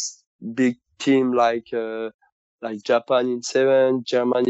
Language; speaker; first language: English; non-native, fluent; French